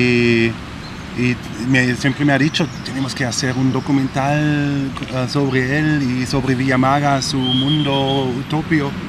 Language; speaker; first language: Spanish; non-native, learner; German